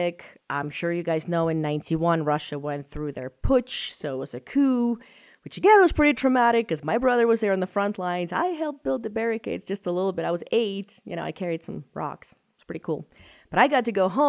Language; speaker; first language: English; non-native, fluent; Russian